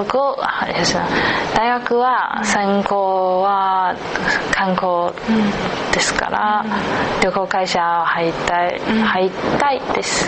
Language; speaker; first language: Japanese; non-native, learner; Chinese